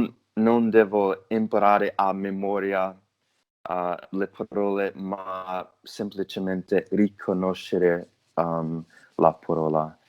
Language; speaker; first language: Italian; non-native, learner; English